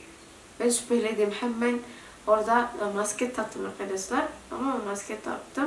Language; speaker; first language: Turkish; non-native, learner; Indonesian